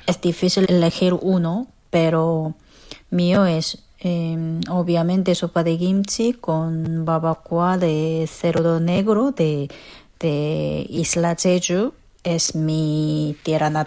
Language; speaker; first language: Spanish; non-native, fluent; Korean